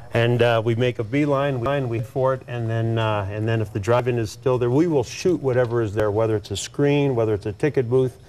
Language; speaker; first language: English; native; English